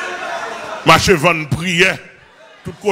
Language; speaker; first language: French; non-native, local second language; Haitian Creole